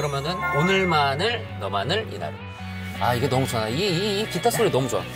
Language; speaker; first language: Korean; native; Korean